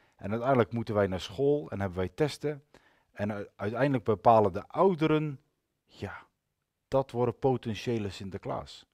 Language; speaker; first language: Dutch; native; Dutch